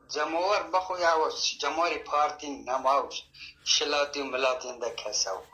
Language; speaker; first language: Central Kurdish; non-native, local second language; Kurdish